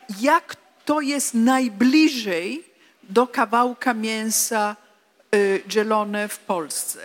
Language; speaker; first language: Polish; non-native, fluent; Italian